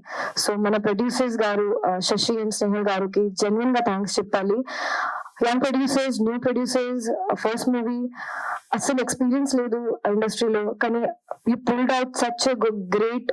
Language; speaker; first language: Telugu; non-native, learner; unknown